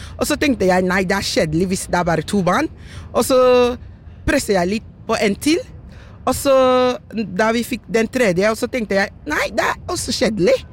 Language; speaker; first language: Norwegian; non-native, fluent; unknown